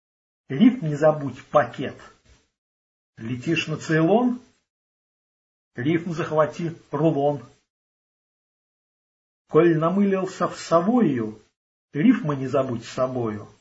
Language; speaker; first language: Russian; native; Russian